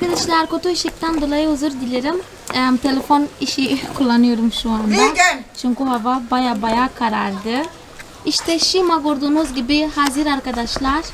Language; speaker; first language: Turkish; non-native, fluent; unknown